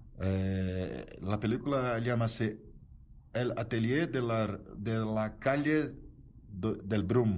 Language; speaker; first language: Spanish; non-native, learner; Portuguese